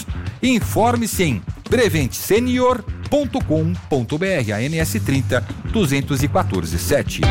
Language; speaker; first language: Portuguese; native; Portuguese